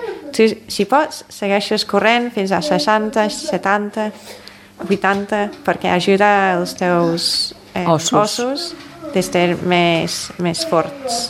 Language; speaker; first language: Catalan; non-native, fluent; English